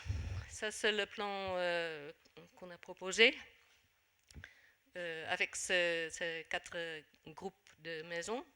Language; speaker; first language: French; non-native, fluent; Dutch